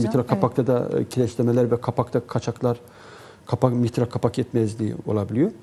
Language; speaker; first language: Turkish; native; Turkish